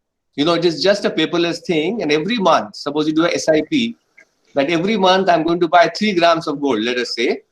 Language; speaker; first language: English; non-native, local second language; Bangla